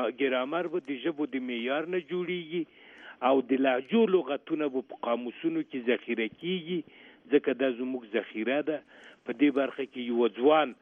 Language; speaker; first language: Pashto; native; Pashto